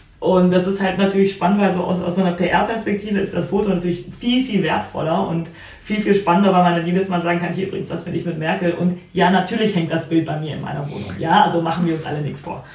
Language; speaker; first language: German; early bilingual, other home language; Polish